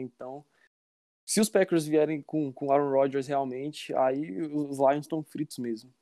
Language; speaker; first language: Portuguese; native; Portuguese